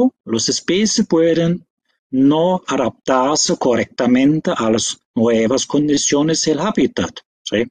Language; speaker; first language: Spanish; non-native, fluent; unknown